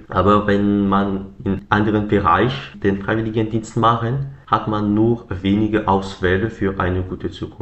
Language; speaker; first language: German; non-native, learner; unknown